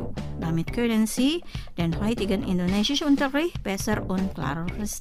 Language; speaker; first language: German; non-native, fluent; Indonesian